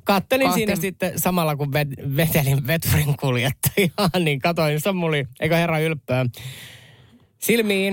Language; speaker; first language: Finnish; native; Finnish